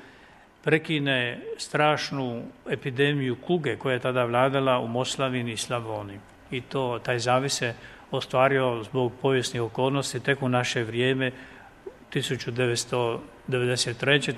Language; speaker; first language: Croatian; native; Croatian